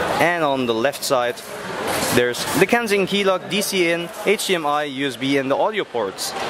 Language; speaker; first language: English; non-native, fluent; German